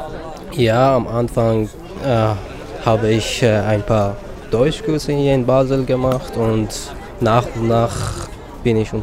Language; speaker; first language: German; non-native, fluent; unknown